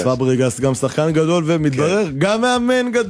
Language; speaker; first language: Hebrew; native; Hebrew